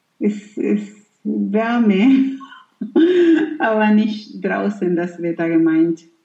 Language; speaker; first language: German; non-native, fluent; Spanish